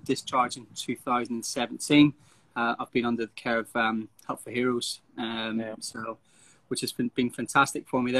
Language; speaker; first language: English; native; English